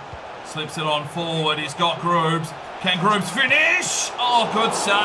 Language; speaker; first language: English; native; English